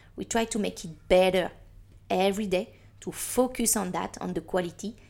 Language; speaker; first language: English; non-native, fluent; French